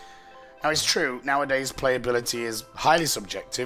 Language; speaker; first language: English; native; English